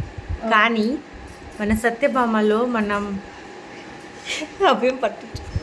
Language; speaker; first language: Telugu; non-native, fluent; Bangla